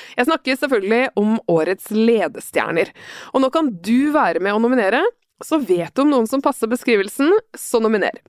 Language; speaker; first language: Norwegian; native; Norwegian